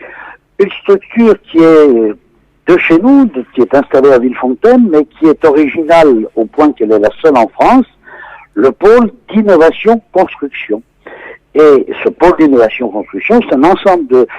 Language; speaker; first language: French; native; French